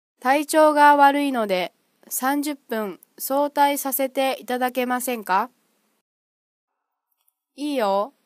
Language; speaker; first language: Japanese; non-native, fluent; Vietnamese